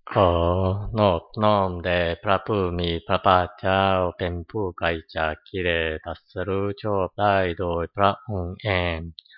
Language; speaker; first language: Thai; non-native, fluent; Japanese